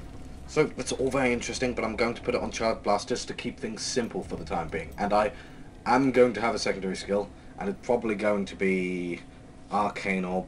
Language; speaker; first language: English; native; English